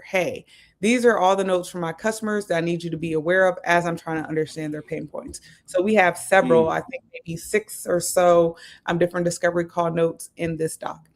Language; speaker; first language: English; native; English